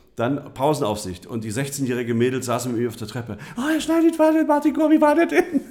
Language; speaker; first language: German; native; German